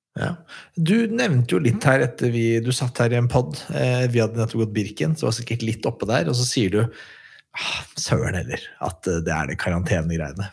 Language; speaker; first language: Norwegian; native; Norwegian